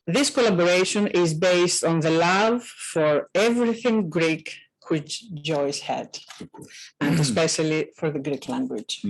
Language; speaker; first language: English; non-native, fluent; Greek